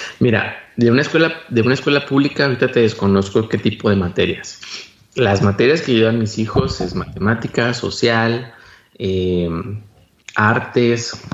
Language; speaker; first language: Spanish; native; Spanish